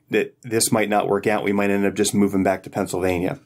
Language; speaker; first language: English; native; English